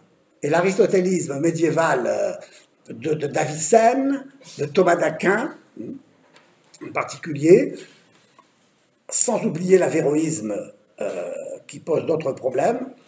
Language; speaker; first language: French; native; French